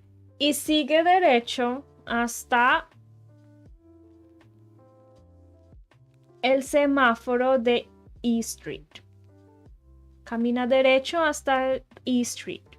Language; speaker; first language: Spanish; early bilingual, heritage; Spanish